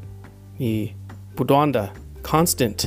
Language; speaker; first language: Chinese; non-native, fluent; English